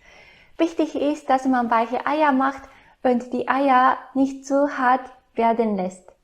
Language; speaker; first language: German; non-native, fluent; Japanese